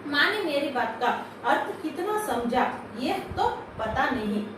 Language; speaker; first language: Hindi; non-native, local second language; Kannada